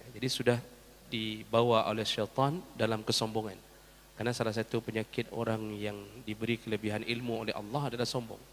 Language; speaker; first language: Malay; non-native, local second language; Achinese